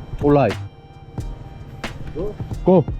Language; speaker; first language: English; non-native, learner; Korean